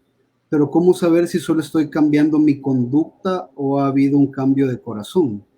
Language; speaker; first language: Spanish; native; Spanish